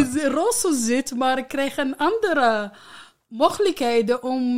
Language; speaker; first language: Dutch; non-native, learner; Arabic